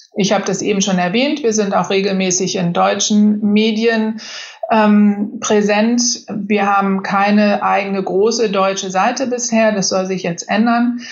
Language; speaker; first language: German; native; German